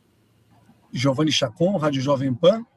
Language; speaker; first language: Portuguese; native; Portuguese